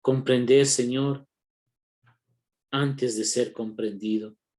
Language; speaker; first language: Spanish; native; Spanish